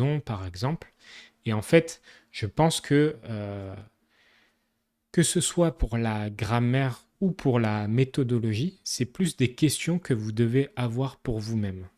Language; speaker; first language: French; native; French